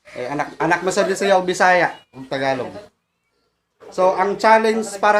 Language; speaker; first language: Cebuano; non-native, local second language; Filipino